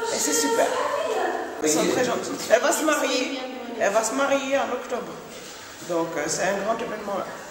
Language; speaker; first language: French; native; French